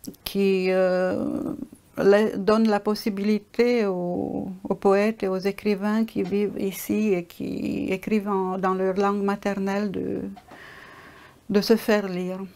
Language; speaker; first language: French; non-native, fluent; Romanian